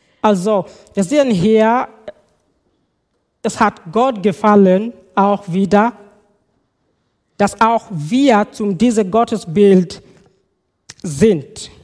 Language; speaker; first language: German; non-native, fluent; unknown